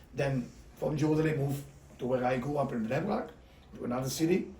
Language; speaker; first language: English; non-native, fluent; Hebrew